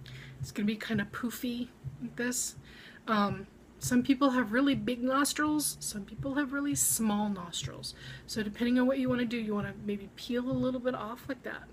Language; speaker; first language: English; native; English